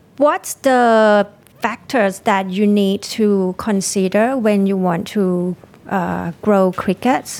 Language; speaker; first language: English; non-native, fluent; Thai